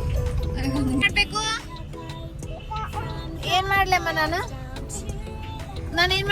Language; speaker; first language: Kannada; native; Kannada